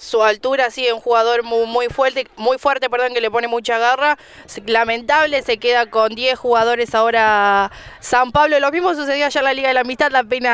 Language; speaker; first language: Spanish; native; Spanish